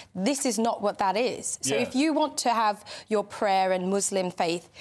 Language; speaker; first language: English; native; English